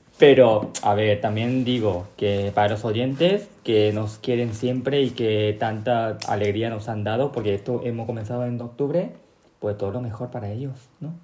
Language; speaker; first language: Spanish; non-native, local second language; Korean